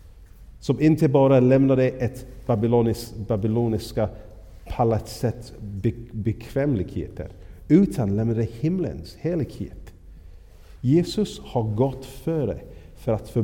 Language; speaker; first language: Swedish; non-native, fluent; English